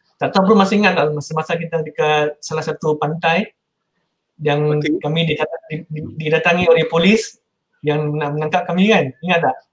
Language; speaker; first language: Malay; non-native, local second language; Min Nan Chinese